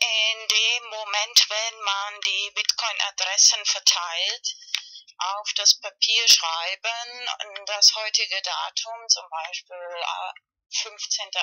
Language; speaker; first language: German; non-native, fluent; Spanish